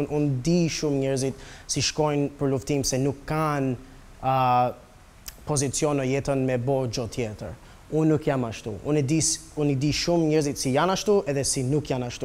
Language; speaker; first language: Albanian; early bilingual, heritage; Albanian